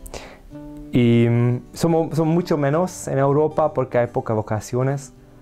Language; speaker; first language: Spanish; non-native, learner; Hungarian